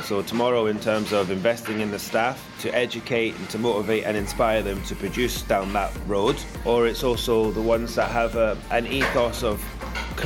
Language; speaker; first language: English; native; English